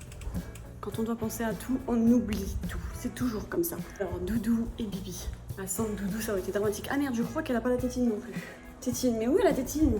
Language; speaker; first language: French; native; French